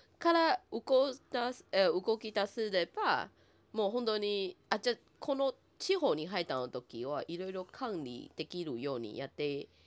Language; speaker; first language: Japanese; non-native, fluent; Chinese